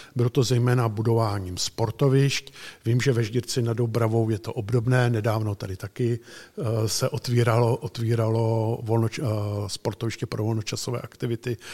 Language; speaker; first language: Czech; native; Czech